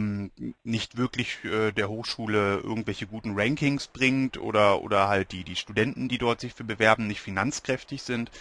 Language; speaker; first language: German; native; German